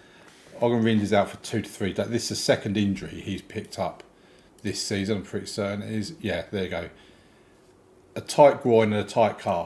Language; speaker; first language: English; native; English